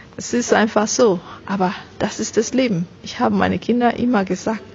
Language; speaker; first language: German; non-native, fluent; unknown